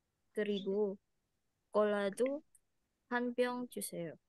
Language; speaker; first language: Korean; non-native, learner; Indonesian